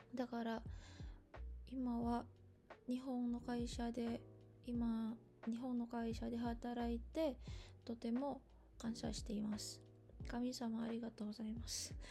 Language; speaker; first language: Japanese; non-native, fluent; Indonesian